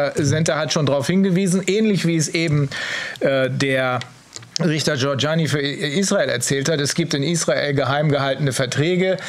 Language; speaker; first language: German; native; German